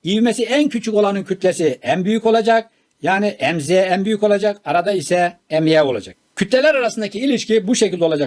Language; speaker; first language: Turkish; native; Turkish